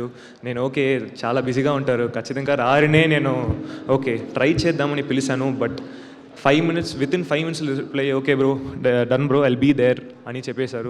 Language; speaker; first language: Telugu; non-native, learner; Tamil